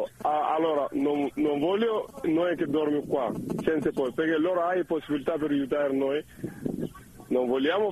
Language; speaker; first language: Italian; non-native, learner; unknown